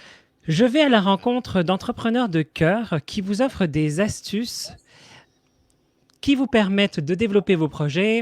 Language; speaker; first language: French; native; French